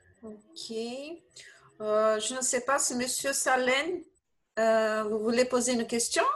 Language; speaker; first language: French; non-native, fluent; Portuguese